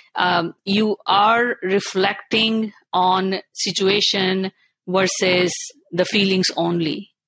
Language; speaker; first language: English; non-native, local second language; Punjabi